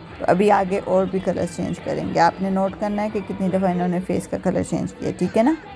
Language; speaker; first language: Urdu; native; Urdu